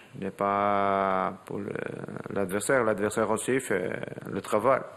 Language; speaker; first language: French; non-native, learner; Portuguese